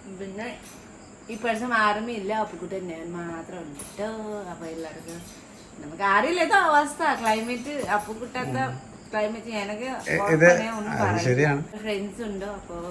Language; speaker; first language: Malayalam; non-native, learner; Nepali